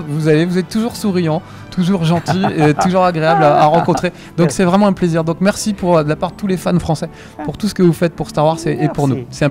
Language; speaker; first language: French; native; French